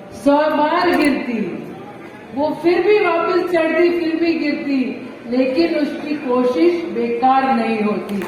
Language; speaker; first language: Hindi; non-native, local second language; Marathi